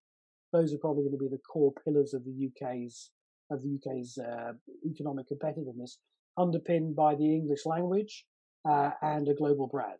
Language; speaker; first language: English; native; English